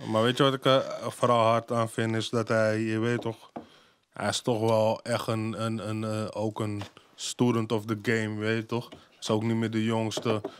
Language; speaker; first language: Dutch; native; Dutch